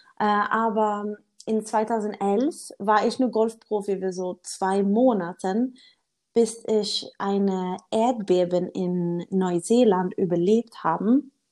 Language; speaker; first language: German; non-native, learner; Swedish